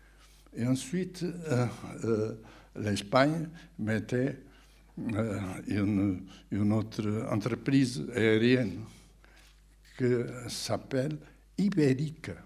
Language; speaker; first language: French; non-native, fluent; Portuguese